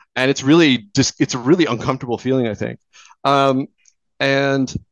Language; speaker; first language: English; native; English